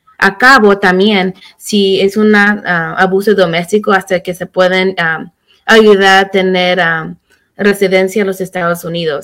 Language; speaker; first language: Spanish; early bilingual, heritage; Spanish